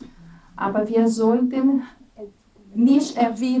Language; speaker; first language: German; non-native, fluent; Portuguese